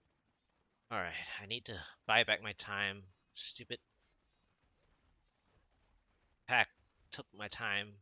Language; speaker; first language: English; native; English